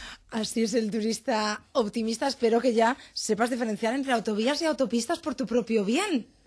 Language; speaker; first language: Spanish; native; Spanish